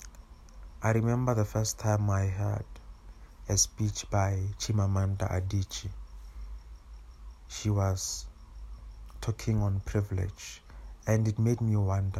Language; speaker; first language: English; non-native, local second language; Northern Sotho